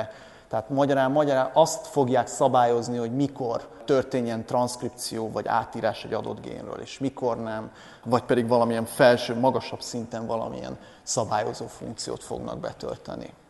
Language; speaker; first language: Hungarian; native; Hungarian